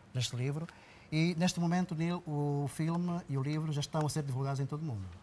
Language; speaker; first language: Portuguese; native; Portuguese